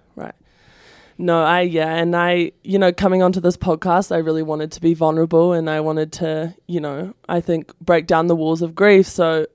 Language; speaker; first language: English; native; English